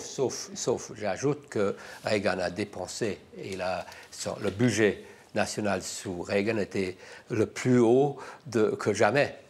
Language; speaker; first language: French; non-native, fluent; English